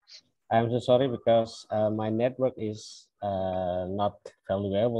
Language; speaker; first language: English; non-native, fluent; Indonesian